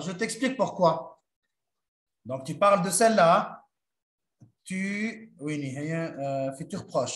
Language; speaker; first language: French; non-native, local second language; Arabic